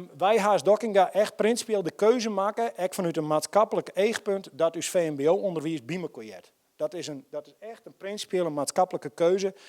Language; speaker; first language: Dutch; non-native, local second language; Western Frisian